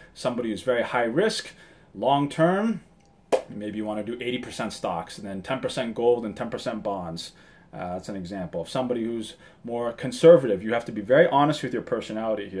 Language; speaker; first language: English; early bilingual, other home language; Japanese